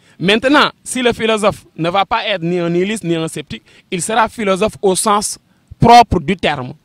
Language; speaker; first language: French; non-native, local second language; Wolof